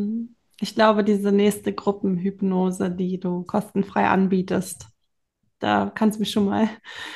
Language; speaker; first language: German; native; German